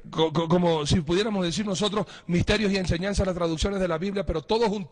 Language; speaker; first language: Spanish; native; Spanish